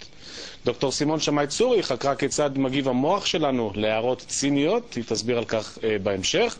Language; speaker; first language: Hebrew; native; Hebrew